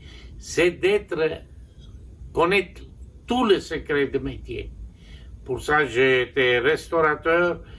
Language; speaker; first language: French; non-native, local second language; Armenian